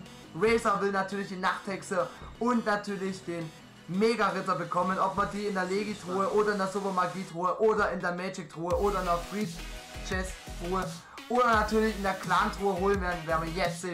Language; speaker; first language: German; native; German